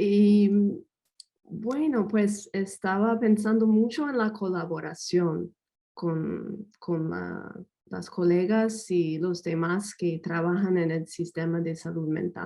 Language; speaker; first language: Spanish; non-native, fluent; English